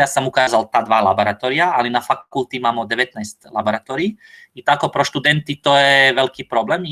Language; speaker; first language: Slovak; non-native, learner; Croatian